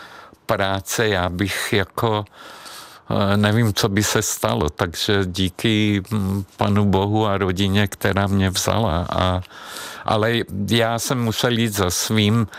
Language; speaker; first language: Czech; non-native, fluent; Hungarian